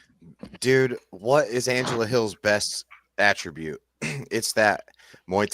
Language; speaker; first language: English; native; English